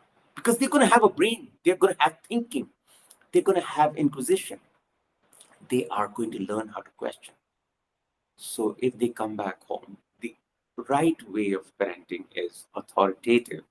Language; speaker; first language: English; non-native, local second language; Punjabi